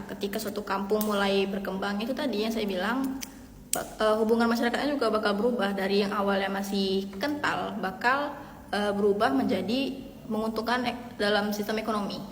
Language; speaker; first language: Indonesian; native; Indonesian